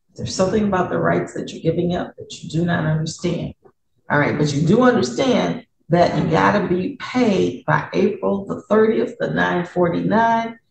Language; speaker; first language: English; native; English